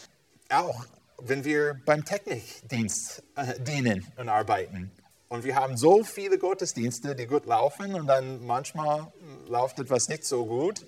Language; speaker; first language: German; non-native, fluent; English